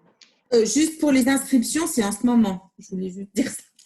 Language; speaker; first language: French; native; French